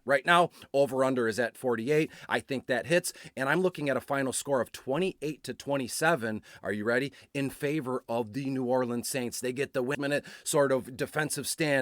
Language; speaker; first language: English; native; English